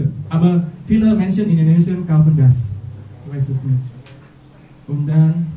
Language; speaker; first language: German; non-native, learner; Indonesian